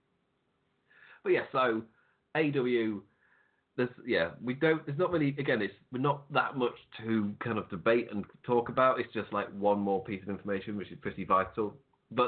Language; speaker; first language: English; native; English